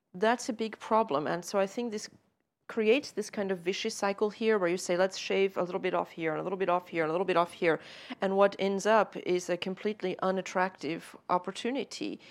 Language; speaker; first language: English; native; English